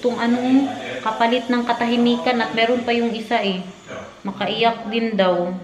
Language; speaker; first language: Filipino; non-native, local second language; Cebuano